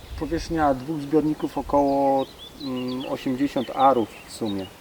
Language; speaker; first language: Polish; native; Polish